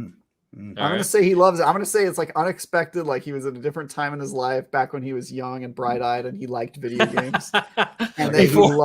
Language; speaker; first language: English; native; English